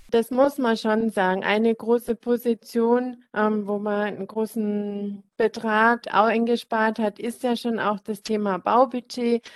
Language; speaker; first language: German; native; German